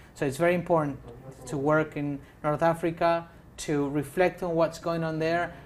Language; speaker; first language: English; non-native, fluent; Spanish